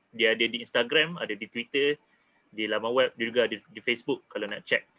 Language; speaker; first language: Malay; native; Malay